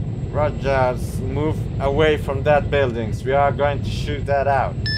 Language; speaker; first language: English; non-native, learner; Spanish